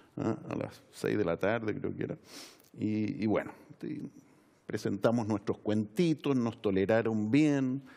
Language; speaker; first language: Spanish; native; Spanish